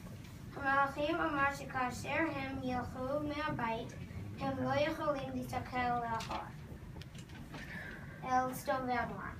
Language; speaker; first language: Hebrew; non-native, learner; English